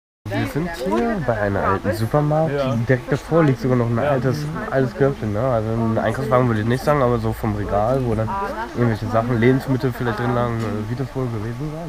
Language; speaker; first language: German; native; German